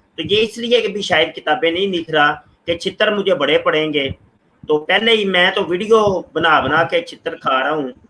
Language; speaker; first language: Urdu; non-native, local second language; Punjabi